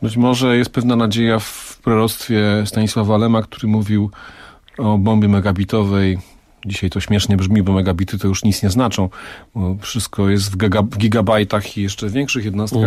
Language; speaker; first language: Polish; native; Polish